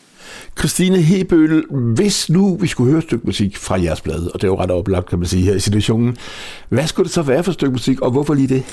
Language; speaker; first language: Danish; native; Danish